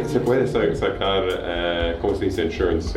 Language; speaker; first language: Spanish; non-native, learner; English